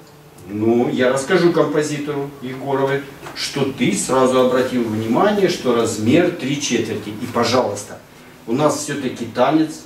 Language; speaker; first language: Russian; native; Russian